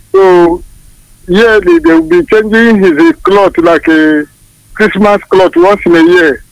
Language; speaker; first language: Nigerian Pidgin; non-native, local second language; Igbo